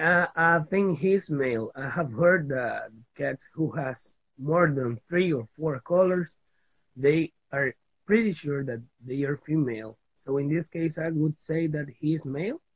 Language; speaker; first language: English; non-native, fluent; Spanish